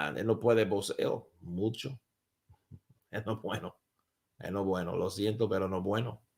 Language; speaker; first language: Spanish; non-native, learner; English